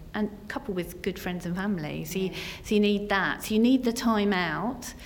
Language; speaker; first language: English; native; English